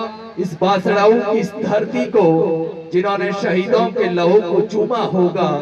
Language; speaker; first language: Hindi; native; Hindi